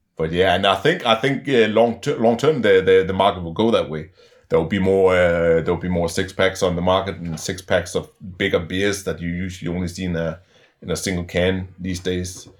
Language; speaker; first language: English; non-native, fluent; Danish